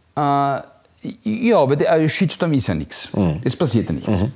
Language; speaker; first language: German; native; German